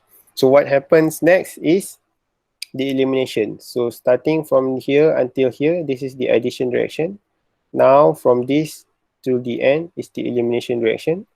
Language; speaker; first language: English; non-native, local second language; Malay